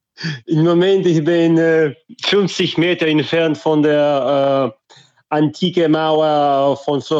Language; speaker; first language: German; non-native, fluent; Russian